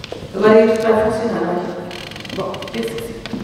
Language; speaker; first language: Portuguese; native; Portuguese